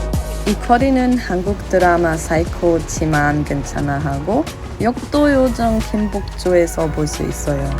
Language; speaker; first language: Korean; non-native, learner; German